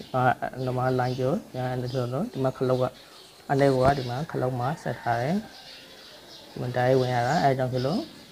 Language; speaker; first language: Burmese; native; Burmese